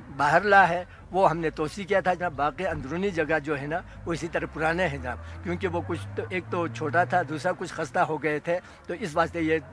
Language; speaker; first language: Urdu; non-native, local second language; Ladakhi